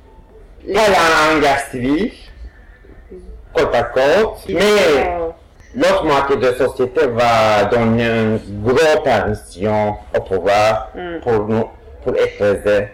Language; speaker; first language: French; non-native, fluent; Turkish